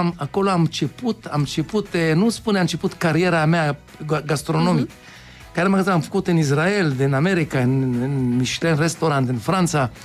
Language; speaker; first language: Romanian; non-native, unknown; Hebrew